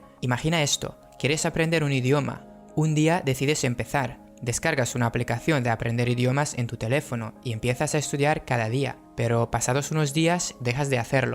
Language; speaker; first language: Spanish; non-native, fluent; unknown